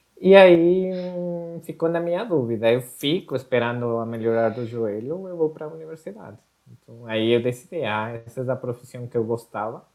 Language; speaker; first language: Portuguese; non-native, fluent; Spanish